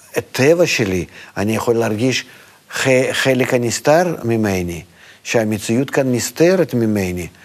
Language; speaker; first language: Hebrew; non-native, fluent; Russian